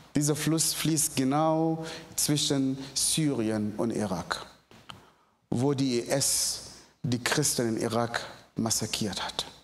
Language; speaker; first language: German; non-native, fluent; Arabic